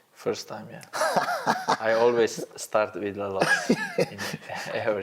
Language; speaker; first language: English; non-native, learner; Slovenian